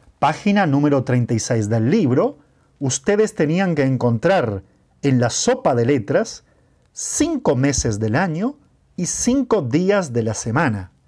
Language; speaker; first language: Spanish; non-native, fluent; Portuguese